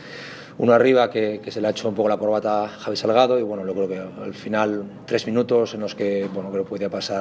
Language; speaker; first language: Spanish; native; Spanish